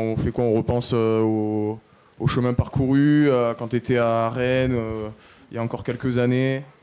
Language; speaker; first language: French; native; French